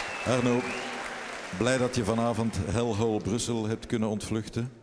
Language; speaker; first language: Dutch; native; Dutch